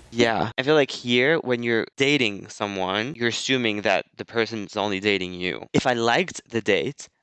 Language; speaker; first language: English; non-native, fluent; French